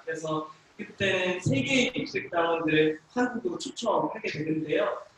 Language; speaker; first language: Korean; native; Korean